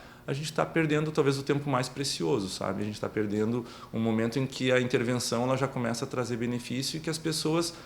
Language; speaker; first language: Portuguese; native; Portuguese